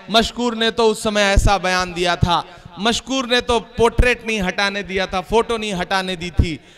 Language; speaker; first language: Hindi; native; Hindi